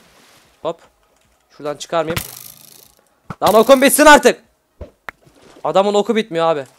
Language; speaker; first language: Turkish; native; Turkish